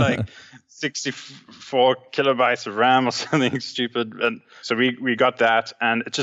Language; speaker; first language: English; native; English